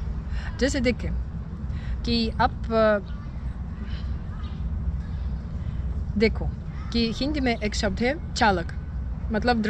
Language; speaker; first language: Hindi; non-native, fluent; Russian